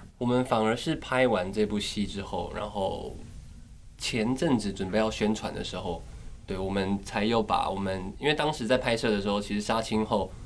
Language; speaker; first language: Chinese; native; Chinese